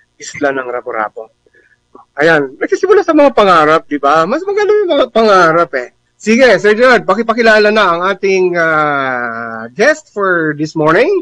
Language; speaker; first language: Filipino; non-native, local second language; Bikol